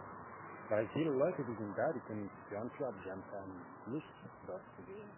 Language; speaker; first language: German; non-native, learner; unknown